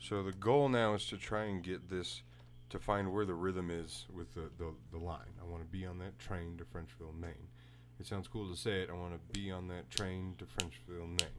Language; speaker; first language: English; native; English